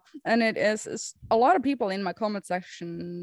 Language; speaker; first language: English; non-native, fluent; Norwegian